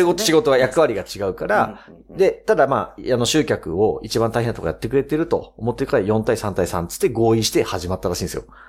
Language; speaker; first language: Japanese; native; Japanese